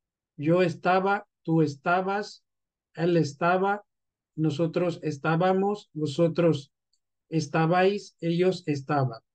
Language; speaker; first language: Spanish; non-native, fluent; Urdu